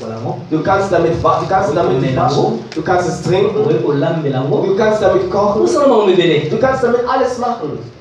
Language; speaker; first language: German; non-native, learner; French